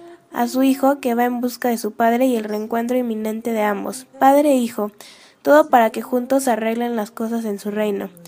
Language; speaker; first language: Spanish; native; Spanish